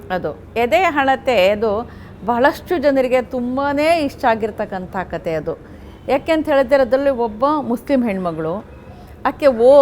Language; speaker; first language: Kannada; non-native, local second language; Urdu